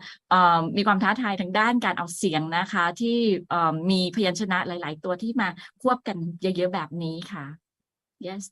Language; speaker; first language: Thai; native; Thai